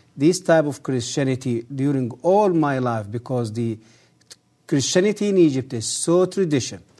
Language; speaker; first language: English; early bilingual, other home language; Arabic